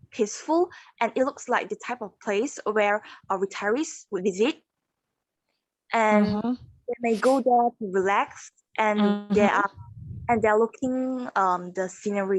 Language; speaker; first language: English; non-native, learner; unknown